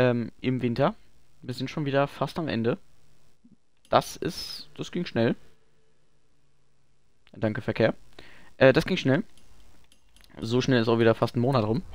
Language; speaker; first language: German; native; German